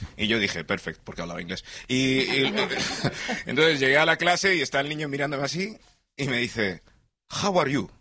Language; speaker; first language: Spanish; early bilingual, other home language; English